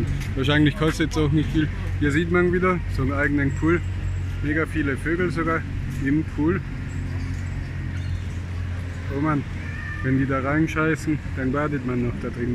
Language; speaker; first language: German; native; German